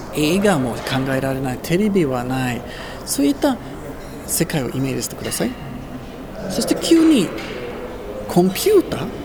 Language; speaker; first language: Japanese; non-native, fluent; Swedish